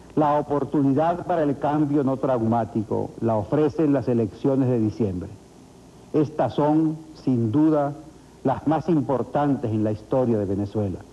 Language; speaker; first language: Spanish; native; Spanish